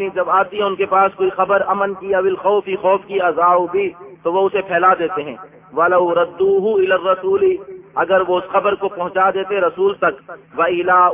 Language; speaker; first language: Urdu; non-native, local second language; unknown